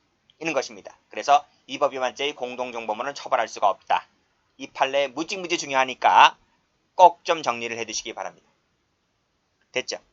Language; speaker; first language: Korean; native; Korean